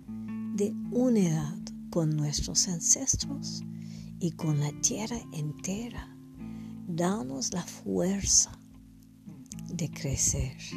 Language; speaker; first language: Spanish; non-native, fluent; English